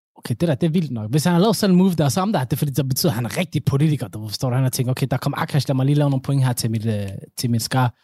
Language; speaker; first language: Danish; early bilingual, other home language; Somali